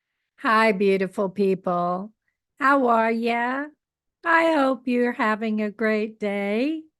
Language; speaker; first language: English; native; English